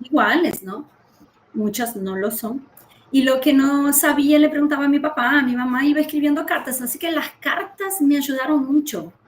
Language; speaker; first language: Spanish; early bilingual, heritage; Spanish